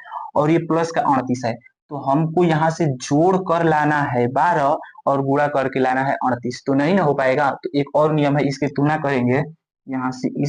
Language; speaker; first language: Hindi; native; Hindi